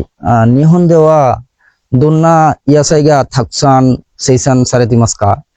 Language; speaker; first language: Japanese; non-native, learner; Bangla